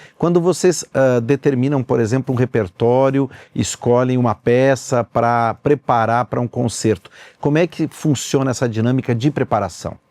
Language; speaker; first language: Portuguese; native; Portuguese